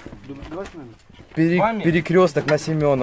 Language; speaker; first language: Russian; native; Russian